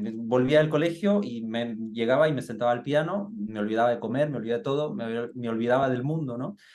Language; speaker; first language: Spanish; native; Spanish